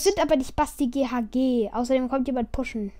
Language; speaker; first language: German; native; German